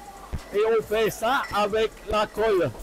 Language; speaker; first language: French; non-native, fluent; German